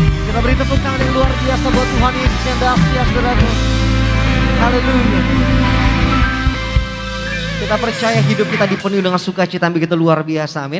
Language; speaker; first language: Indonesian; native; Indonesian